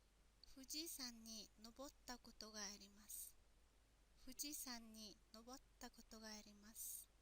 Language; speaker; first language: Japanese; non-native, fluent; Mongolian